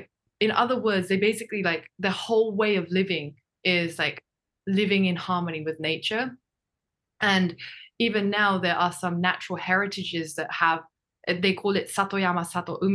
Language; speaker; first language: English; non-native, fluent; Japanese